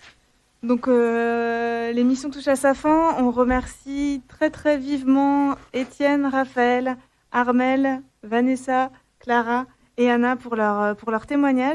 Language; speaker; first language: French; native; French